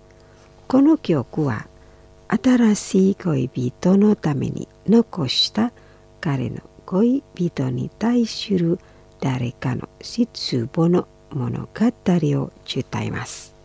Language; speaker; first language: Japanese; non-native, fluent; Indonesian